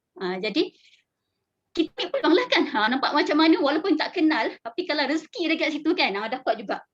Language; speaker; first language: Malay; native; Malay